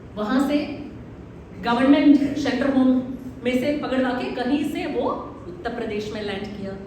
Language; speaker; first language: Hindi; non-native, local second language; Malayalam